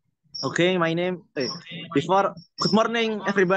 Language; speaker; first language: English; non-native, learner; Indonesian